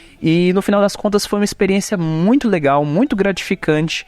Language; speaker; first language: Portuguese; native; Portuguese